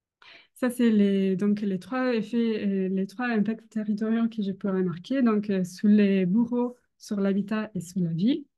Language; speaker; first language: French; non-native, fluent; Italian